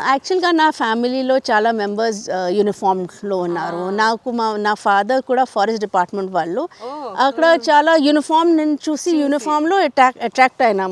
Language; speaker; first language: Telugu; non-native, fluent; Hindi